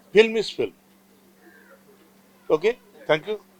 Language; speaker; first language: Hindi; non-native, local second language; Bangla